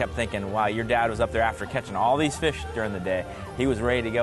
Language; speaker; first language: English; native; English